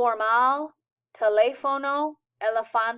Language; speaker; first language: Spanish; non-native, fluent; English